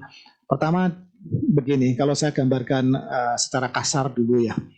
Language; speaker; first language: Indonesian; native; Indonesian